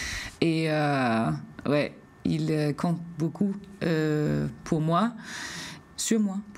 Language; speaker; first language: French; non-native, fluent; Danish